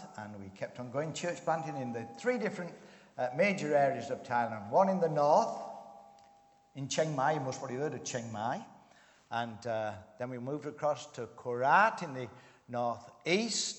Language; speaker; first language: English; native; English